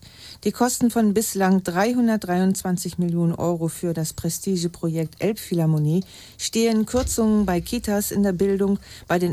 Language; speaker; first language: German; native; German